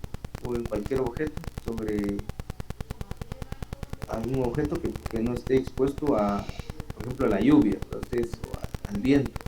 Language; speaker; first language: Spanish; native; Spanish